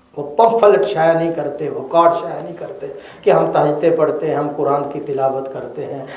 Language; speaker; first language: Urdu; non-native, local second language; Punjabi